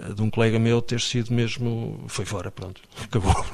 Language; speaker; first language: Portuguese; native; Portuguese